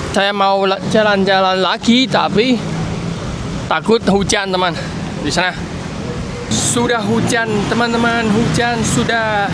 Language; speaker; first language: Indonesian; non-native, fluent; Vietnamese